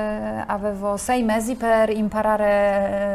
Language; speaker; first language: Italian; non-native, learner; Polish